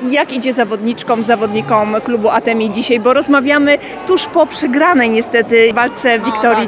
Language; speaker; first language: Polish; native; Polish